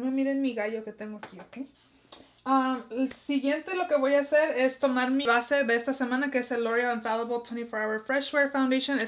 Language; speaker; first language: Spanish; early bilingual, heritage; Spanish